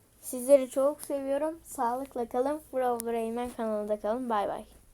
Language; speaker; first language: Turkish; native; Turkish